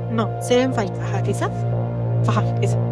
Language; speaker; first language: Spanish; native; Spanish